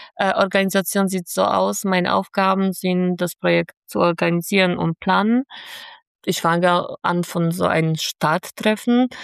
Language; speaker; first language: German; non-native, fluent; Polish